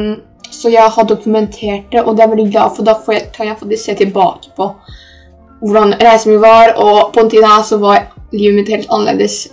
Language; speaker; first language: Norwegian; early bilingual, other home language; Polish